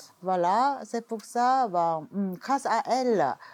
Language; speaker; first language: French; non-native, fluent; Korean